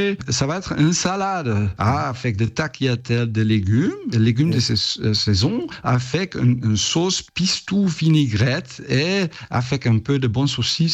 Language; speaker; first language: French; non-native, fluent; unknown